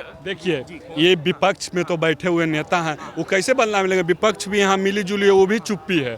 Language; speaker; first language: Hindi; non-native, local second language; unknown